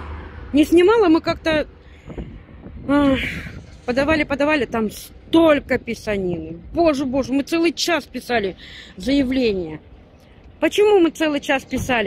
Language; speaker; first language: Russian; native; Russian